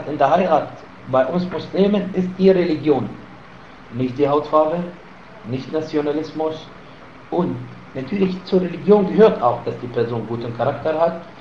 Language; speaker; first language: German; non-native, fluent; Arabic